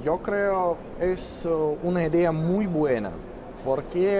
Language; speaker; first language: Spanish; non-native, fluent; Russian